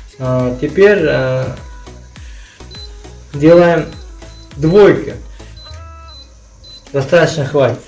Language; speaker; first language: Russian; non-native, learner; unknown